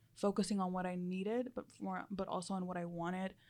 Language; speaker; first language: English; early bilingual, other home language; Spanish